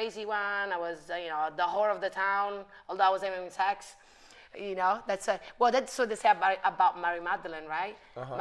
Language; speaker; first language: English; non-native, fluent; Italian